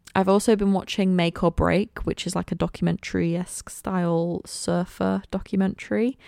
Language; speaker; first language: English; native; English